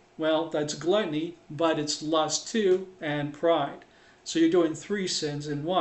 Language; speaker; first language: English; native; English